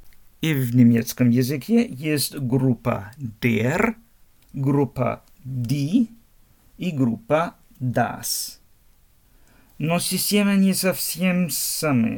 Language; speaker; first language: Russian; non-native, fluent; German